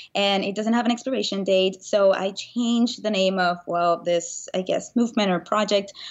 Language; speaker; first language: English; non-native, fluent; Spanish